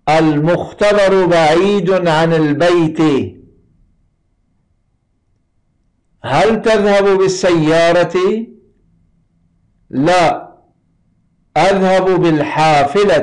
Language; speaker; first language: Arabic; non-native, fluent; Persian